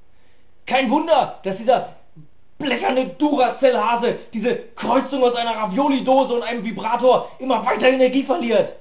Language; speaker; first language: German; native; German